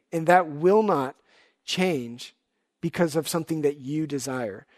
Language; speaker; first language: English; native; English